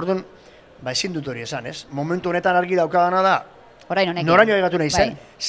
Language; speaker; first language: Basque; native; Basque